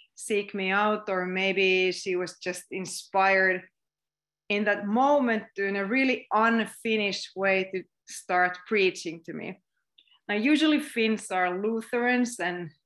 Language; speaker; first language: English; non-native, fluent; Finnish